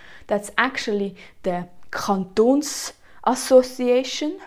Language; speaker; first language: English; non-native, fluent; German